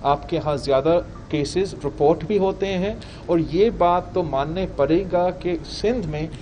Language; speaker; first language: Urdu; native; Urdu